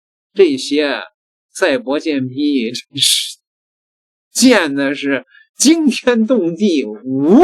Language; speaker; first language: Chinese; native; Chinese